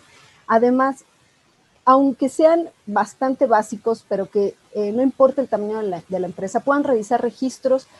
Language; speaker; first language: Spanish; native; Spanish